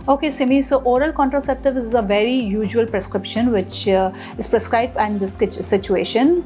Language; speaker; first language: English; non-native, local second language; Hindi